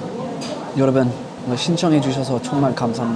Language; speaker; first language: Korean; non-native, learner; English